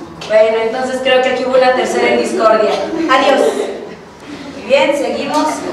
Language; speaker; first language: Spanish; native; Spanish